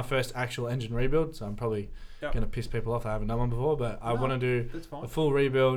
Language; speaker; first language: English; native; English